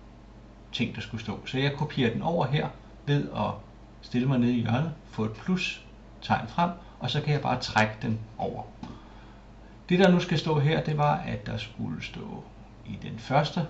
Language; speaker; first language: Danish; native; Danish